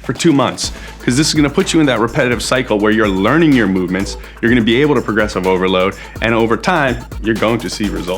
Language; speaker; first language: English; native; English